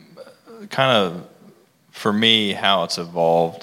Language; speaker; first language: English; native; English